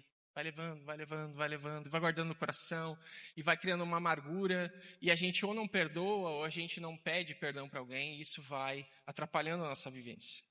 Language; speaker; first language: Portuguese; native; Portuguese